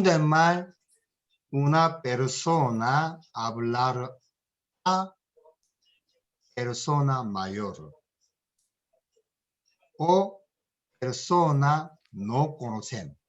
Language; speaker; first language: Spanish; non-native, learner; Korean